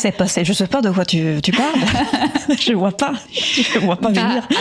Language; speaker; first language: French; native; French